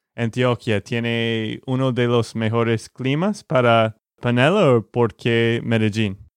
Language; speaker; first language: Spanish; non-native, fluent; English